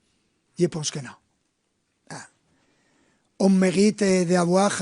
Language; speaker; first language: French; non-native, fluent; Spanish